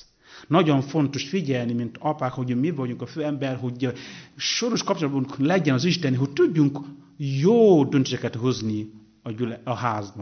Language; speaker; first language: Hungarian; non-native, learner; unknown